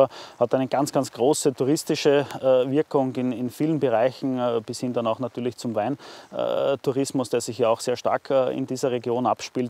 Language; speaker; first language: German; native; German